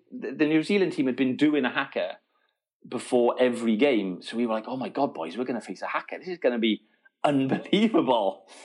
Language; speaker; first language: English; native; English